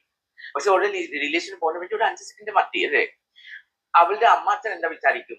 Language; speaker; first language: Malayalam; non-native, learner; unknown